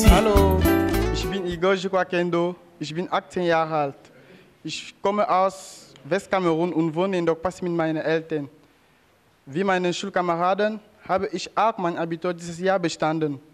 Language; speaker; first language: German; non-native, learner; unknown